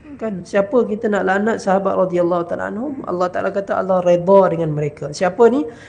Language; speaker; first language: Malay; native; Malay